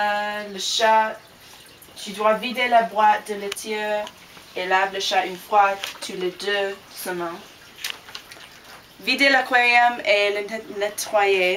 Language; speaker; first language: French; non-native, learner; English